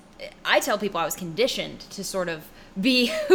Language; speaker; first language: English; native; English